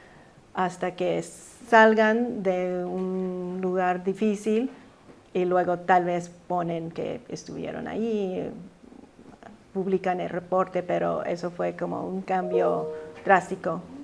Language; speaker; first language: Spanish; early bilingual, heritage; Spanish